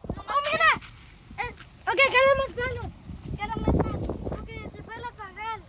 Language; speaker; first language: Spanish; early bilingual, heritage; Spanish